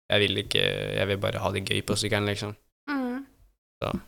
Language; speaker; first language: Norwegian; native; Norwegian